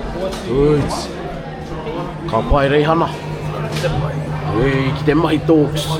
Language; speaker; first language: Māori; non-native, learner; English